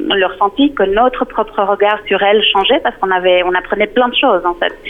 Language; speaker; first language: French; non-native, fluent; Spanish